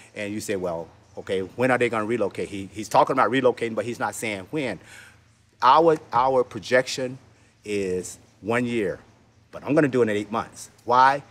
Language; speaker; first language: English; native; English